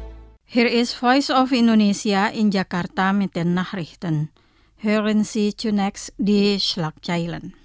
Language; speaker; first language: German; non-native, fluent; Indonesian